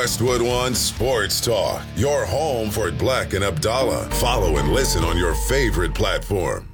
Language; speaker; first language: English; native; English